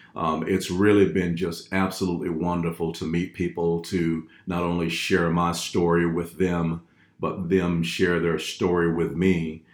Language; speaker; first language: English; native; English